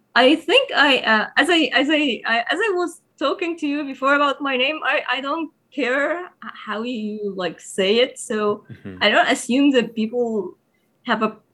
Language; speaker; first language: English; non-native, fluent; Arabic